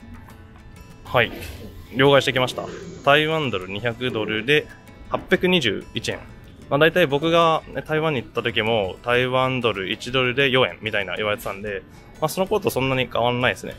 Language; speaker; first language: Japanese; native; Japanese